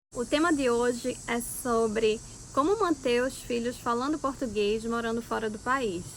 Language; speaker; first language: Portuguese; native; Portuguese